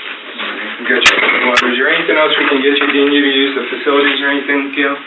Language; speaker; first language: English; native; English